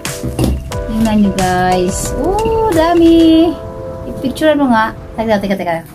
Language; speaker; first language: Filipino; non-native, local second language; Cebuano